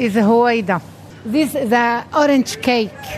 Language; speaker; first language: English; non-native, learner; Arabic